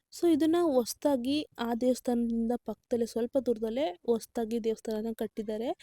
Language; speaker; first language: Kannada; native; Kannada